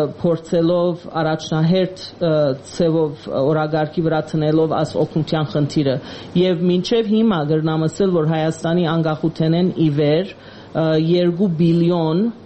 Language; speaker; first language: Armenian; native; Armenian